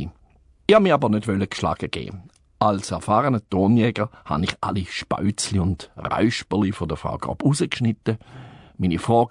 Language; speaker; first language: German; native; German